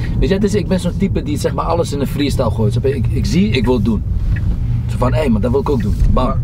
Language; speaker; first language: Dutch; early bilingual, other home language; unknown